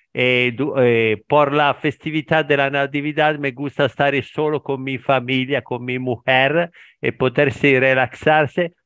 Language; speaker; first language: Spanish; non-native, learner; Italian